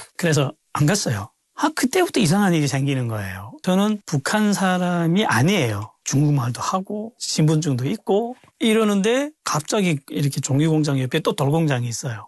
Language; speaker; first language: Korean; native; Korean